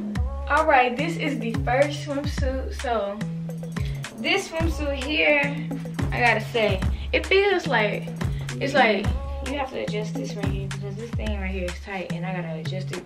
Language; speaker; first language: English; native; English